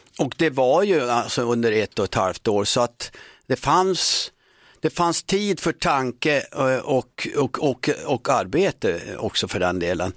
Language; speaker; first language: Swedish; native; Swedish